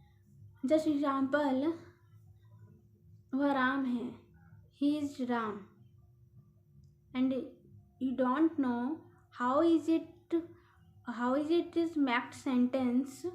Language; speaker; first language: English; non-native, learner; Hindi